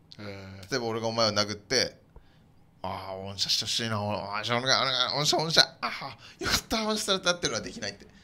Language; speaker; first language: Japanese; native; Japanese